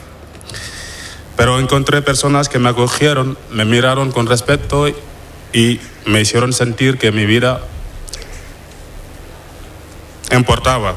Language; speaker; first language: Spanish; non-native, fluent; Wolof